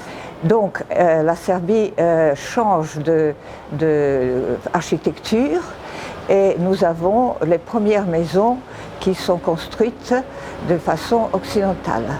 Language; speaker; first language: French; non-native, fluent; Serbian